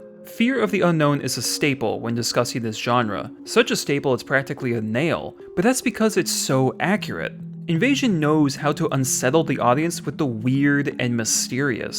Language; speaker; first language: English; native; English